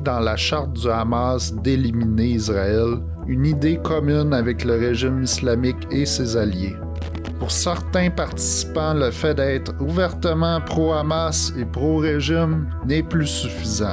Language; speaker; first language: French; native; French